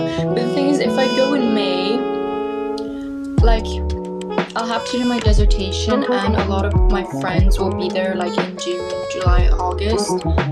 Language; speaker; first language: English; early bilingual, other home language; Swedish